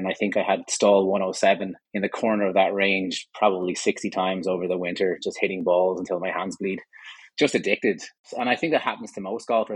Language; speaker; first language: English; native; English